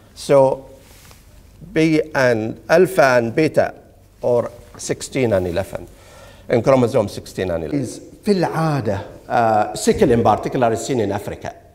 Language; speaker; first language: English; non-native, fluent; Arabic